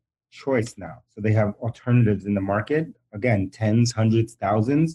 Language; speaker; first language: English; early bilingual, other home language; Spanish